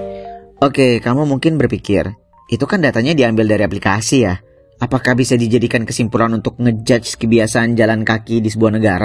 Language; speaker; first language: Indonesian; native; Indonesian